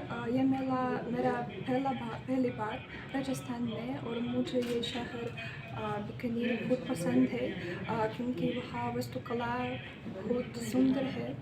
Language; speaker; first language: Hindi; non-native, learner; Russian